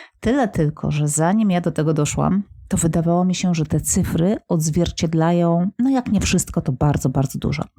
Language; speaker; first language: Polish; native; Polish